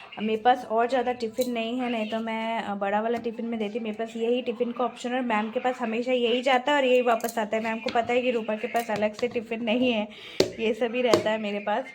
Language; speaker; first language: Hindi; non-native, local second language; Bangla